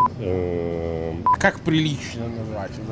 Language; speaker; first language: Russian; non-native, fluent; Italian